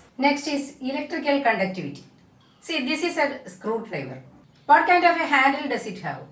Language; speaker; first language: English; non-native, local second language; Malayalam